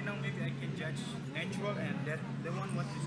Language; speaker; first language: English; non-native, learner; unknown